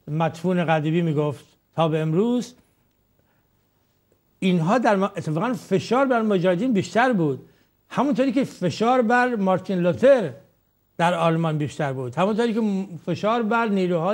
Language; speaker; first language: Persian; native; Persian